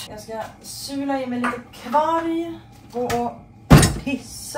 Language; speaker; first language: Swedish; native; Swedish